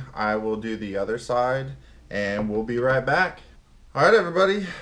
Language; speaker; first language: English; native; English